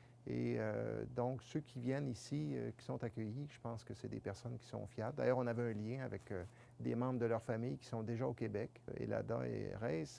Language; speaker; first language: French; native; French